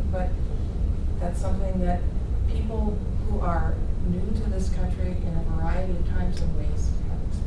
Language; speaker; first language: English; native; English